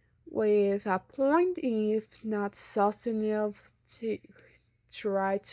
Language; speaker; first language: English; non-native, learner; Spanish